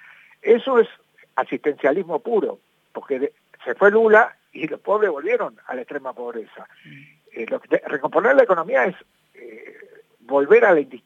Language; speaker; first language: Spanish; native; Spanish